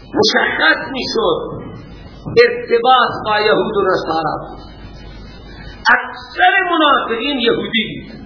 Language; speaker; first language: Persian; non-native, local second language; Baluchi